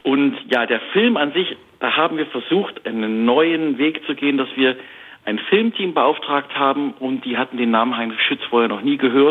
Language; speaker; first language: German; native; German